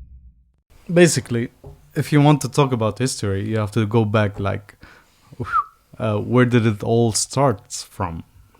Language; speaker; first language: English; non-native, fluent; Arabic